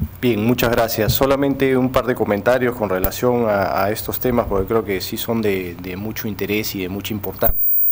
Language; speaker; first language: Spanish; native; Spanish